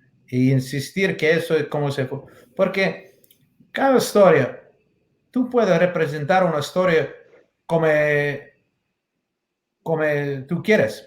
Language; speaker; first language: Spanish; non-native, learner; English